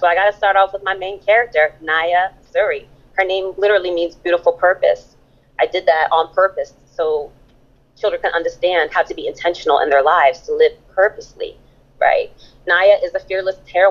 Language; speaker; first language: English; early bilingual, other home language; German